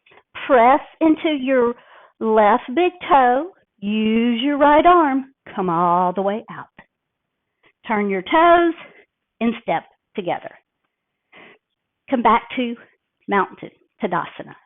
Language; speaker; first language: English; native; English